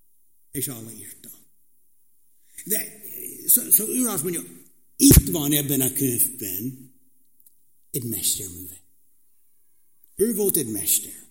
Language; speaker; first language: Hungarian; non-native, fluent; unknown